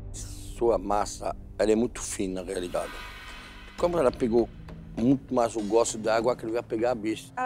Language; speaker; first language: Portuguese; non-native, fluent; French